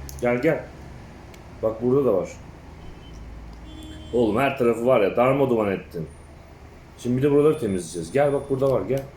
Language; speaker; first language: Turkish; native; Turkish